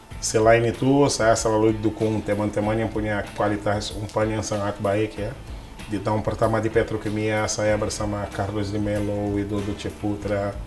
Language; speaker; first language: Indonesian; non-native, fluent; Portuguese